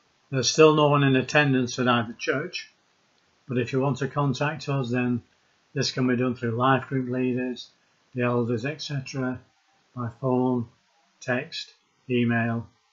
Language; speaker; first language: English; native; English